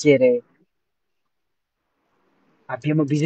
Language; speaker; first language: Italian; non-native, fluent; Bangla